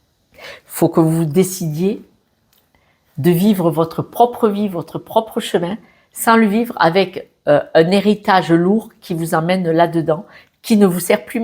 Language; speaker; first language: French; native; French